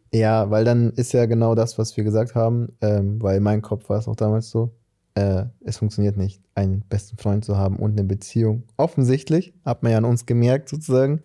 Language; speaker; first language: German; early bilingual, other home language; Portuguese